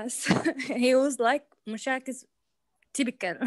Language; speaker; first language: English; non-native, learner; Arabic